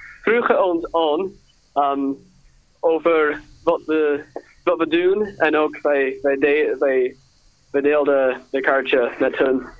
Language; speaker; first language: Dutch; non-native, learner; English